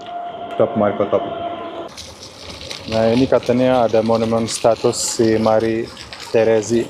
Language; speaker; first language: Indonesian; non-native, fluent; Arabic